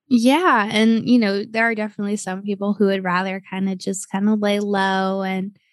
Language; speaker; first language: English; native; English